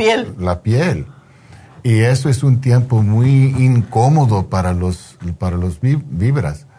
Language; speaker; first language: Spanish; non-native, fluent; English